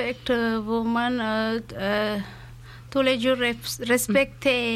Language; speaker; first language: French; non-native, learner; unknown